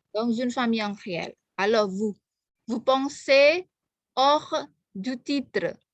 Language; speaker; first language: French; non-native, fluent; Indonesian